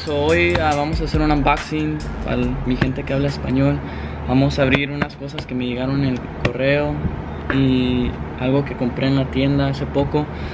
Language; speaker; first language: Spanish; early bilingual, heritage; Spanish